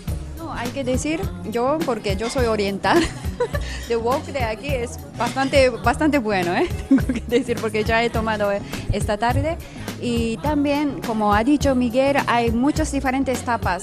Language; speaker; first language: Spanish; non-native, fluent; Japanese